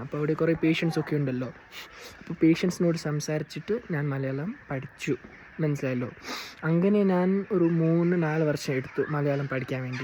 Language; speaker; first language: Malayalam; non-native, local second language; Kashmiri